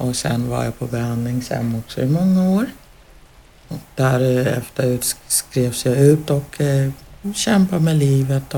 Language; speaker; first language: Swedish; non-native, fluent; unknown